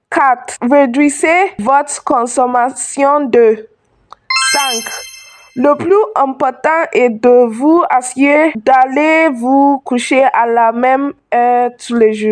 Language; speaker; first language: French; non-native, learner; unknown